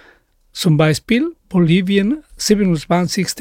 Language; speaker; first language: German; non-native, fluent; Spanish